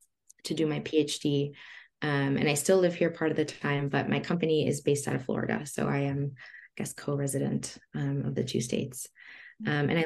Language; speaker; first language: English; early bilingual, other home language; Spanish